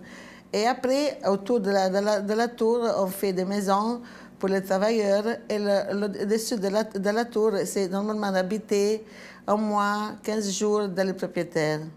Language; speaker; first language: French; non-native, learner; Italian